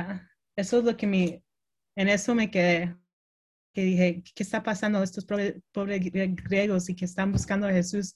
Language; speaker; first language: Spanish; early bilingual, heritage; Spanish